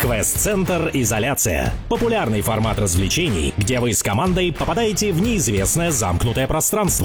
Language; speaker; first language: Russian; native; Russian